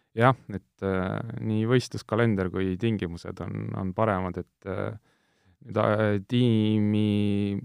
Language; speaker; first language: Estonian; native; Estonian